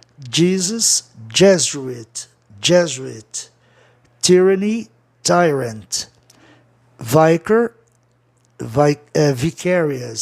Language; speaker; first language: English; non-native, fluent; Portuguese